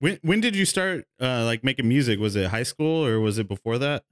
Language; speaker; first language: English; native; English